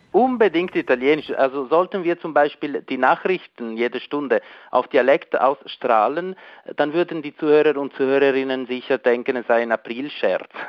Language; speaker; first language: German; non-native, local second language; Italian